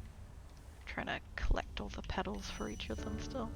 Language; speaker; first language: English; native; English